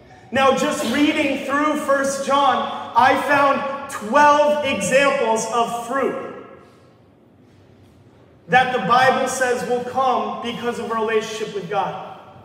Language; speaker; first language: English; native; English